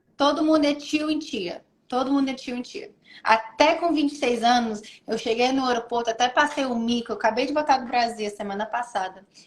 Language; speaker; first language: Portuguese; early bilingual, heritage; English